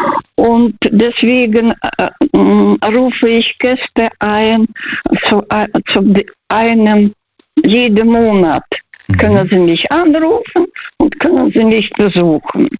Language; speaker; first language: German; early bilingual, heritage; Russian